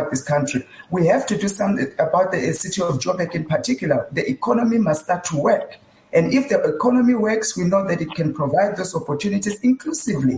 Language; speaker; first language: English; non-native, local second language; Tsonga